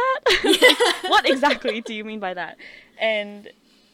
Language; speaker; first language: English; native; English